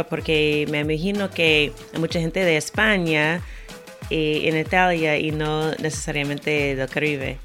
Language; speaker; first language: Spanish; non-native, fluent; English